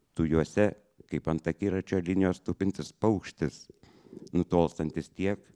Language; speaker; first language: French; non-native, fluent; Lithuanian